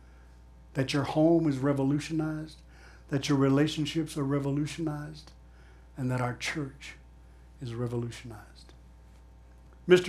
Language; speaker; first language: English; native; English